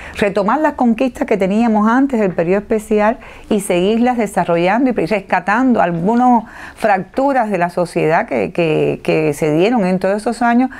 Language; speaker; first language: Spanish; native; Spanish